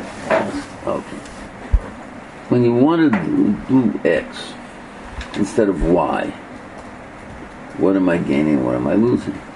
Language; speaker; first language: English; native; English